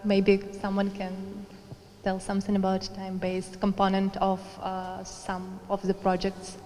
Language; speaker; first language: English; non-native, learner; Ukrainian